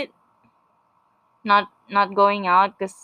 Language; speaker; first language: English; non-native, local second language; Filipino